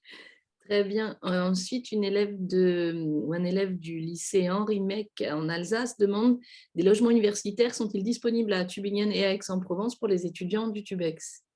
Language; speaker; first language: French; native; French